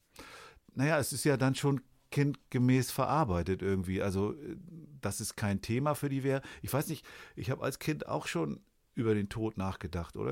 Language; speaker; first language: German; native; German